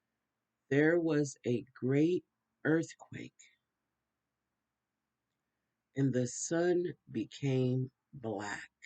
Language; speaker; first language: English; native; English